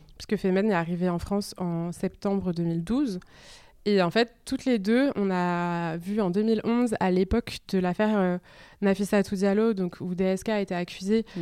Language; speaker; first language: French; native; French